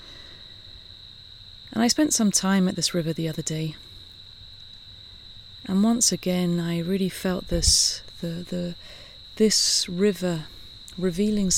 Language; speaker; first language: English; native; English